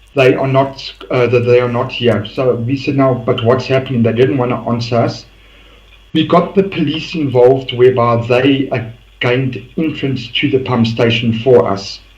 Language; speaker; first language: English; non-native, local second language; Afrikaans